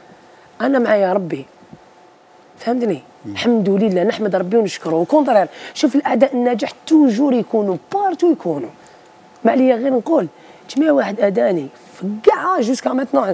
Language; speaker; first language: Arabic; native; Arabic